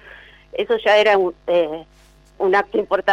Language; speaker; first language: Spanish; native; Spanish